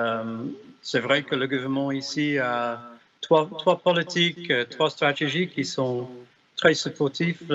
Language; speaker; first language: French; non-native, fluent; English